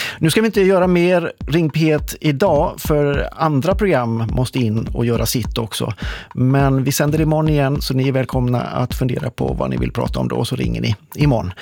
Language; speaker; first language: Swedish; native; Swedish